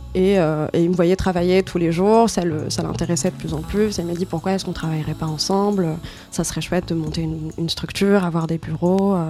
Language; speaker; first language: French; non-native, local second language; Arabic